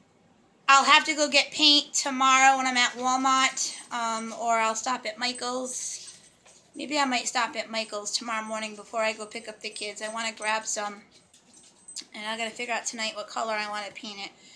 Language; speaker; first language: English; native; English